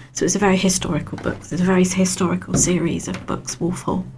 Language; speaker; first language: English; native; English